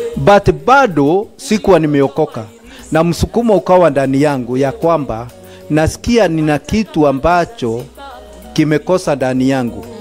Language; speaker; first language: Swahili; native; Swahili